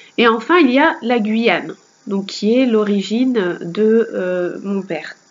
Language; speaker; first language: French; native; French